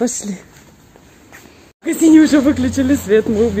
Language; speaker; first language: Russian; native; Russian